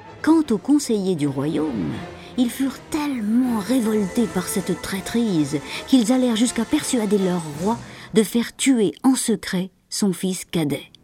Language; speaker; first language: French; native; French